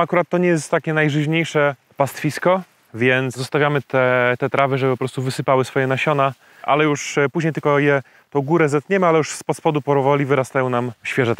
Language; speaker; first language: Polish; native; Polish